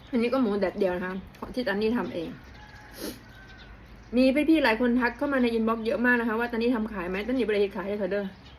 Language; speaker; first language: Thai; native; Thai